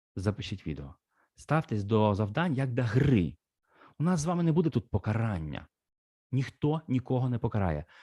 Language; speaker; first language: Ukrainian; non-native, local second language; Russian